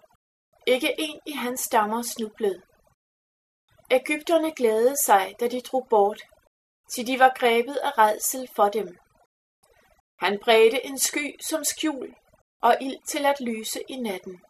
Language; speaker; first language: Danish; native; Danish